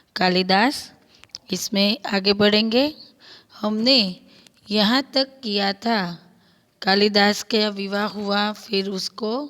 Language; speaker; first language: Hindi; non-native, local second language; Gujarati